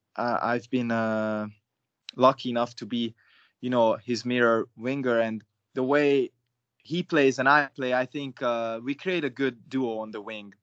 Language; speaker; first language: English; non-native, fluent; Hungarian